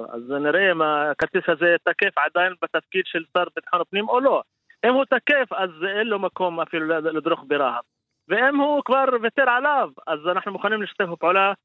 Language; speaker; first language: Hebrew; non-native, local second language; Arabic